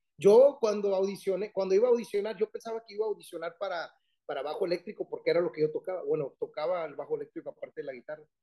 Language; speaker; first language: Spanish; early bilingual, heritage; Spanish